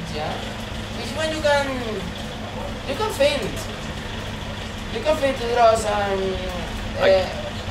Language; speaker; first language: English; non-native, learner; Spanish